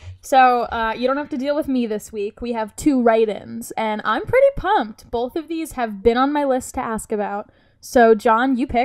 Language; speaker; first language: English; native; English